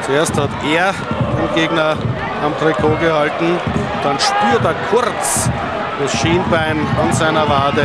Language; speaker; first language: German; native; German